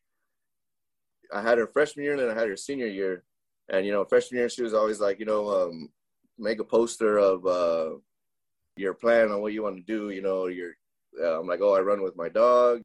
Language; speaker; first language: English; early bilingual, other home language; Spanish